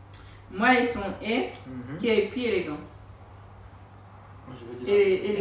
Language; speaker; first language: French; non-native, learner; Haitian Creole